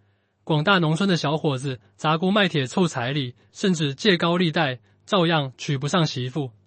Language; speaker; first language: Chinese; native; Chinese